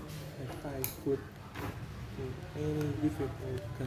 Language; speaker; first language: English; non-native, learner; Vietnamese